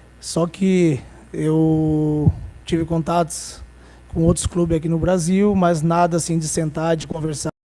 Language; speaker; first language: Portuguese; native; Portuguese